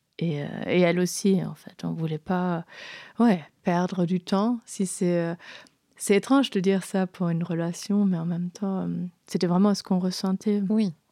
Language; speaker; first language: French; non-native, fluent; German